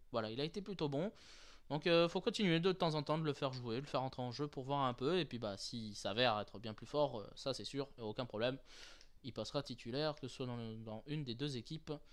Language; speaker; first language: French; native; French